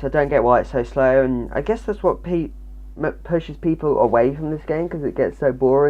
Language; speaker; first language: English; native; English